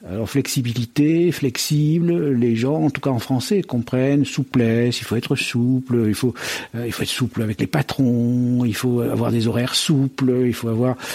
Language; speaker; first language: French; native; French